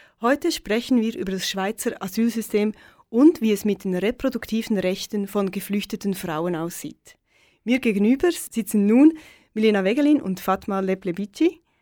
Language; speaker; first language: German; native; German